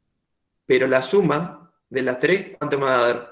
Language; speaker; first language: Spanish; native; Spanish